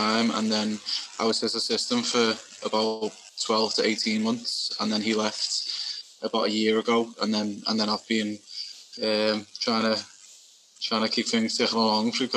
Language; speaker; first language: English; native; English